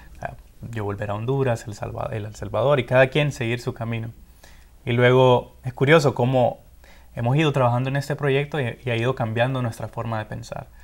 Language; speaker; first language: Spanish; native; Spanish